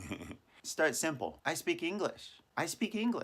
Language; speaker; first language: English; non-native, fluent; Japanese